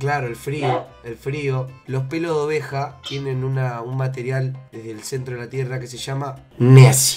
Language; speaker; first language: Spanish; native; Spanish